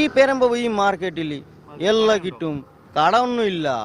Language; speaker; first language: Malayalam; non-native, learner; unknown